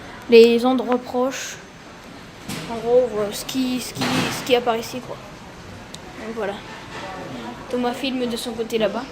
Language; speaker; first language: French; native; French